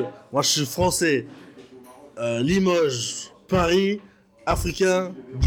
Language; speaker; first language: French; native; French